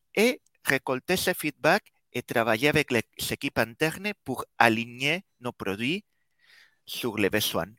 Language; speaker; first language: French; non-native, fluent; Spanish